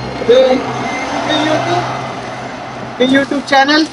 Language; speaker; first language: Arabic; non-native, learner; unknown